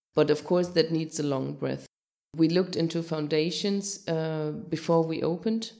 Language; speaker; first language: English; non-native, fluent; German